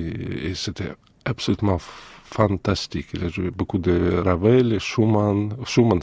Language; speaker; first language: French; non-native, fluent; Russian